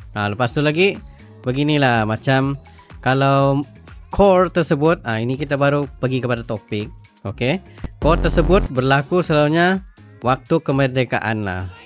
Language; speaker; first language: Malay; native; Malay